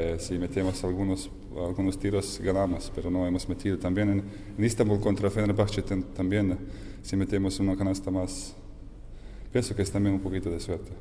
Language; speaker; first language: Spanish; non-native, fluent; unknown